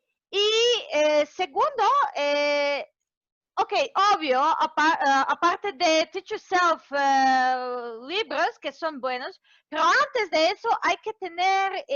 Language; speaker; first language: Spanish; non-native, fluent; Serbian